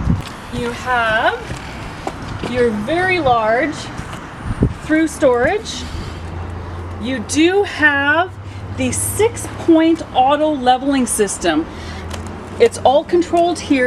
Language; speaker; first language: English; native; English